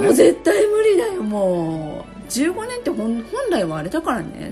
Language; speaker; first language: Japanese; native; Japanese